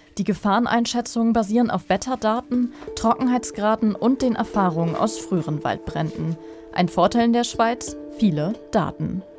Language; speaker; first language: German; native; German